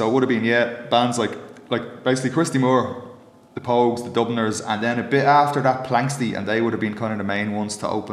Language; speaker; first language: English; native; English